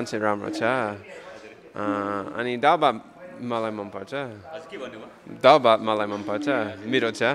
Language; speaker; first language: Nepali; non-native, learner; English